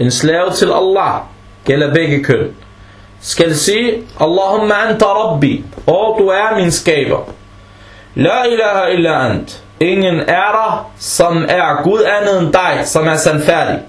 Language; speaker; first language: Danish; early bilingual, other home language; Arabic